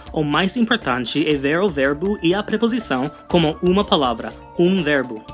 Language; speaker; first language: Portuguese; non-native, fluent; English